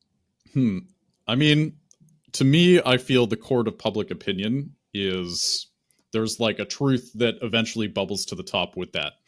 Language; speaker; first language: English; native; English